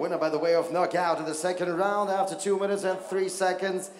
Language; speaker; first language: English; non-native, fluent; German